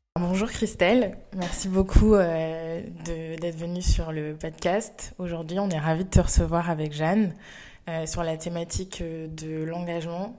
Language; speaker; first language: French; native; French